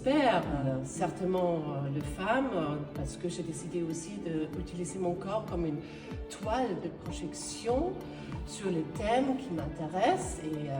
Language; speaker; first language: French; non-native, fluent; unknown